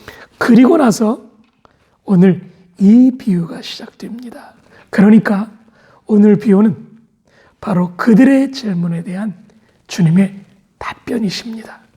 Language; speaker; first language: Korean; native; Korean